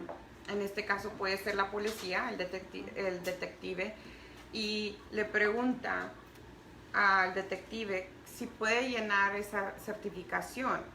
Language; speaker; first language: Spanish; early bilingual, heritage; Spanish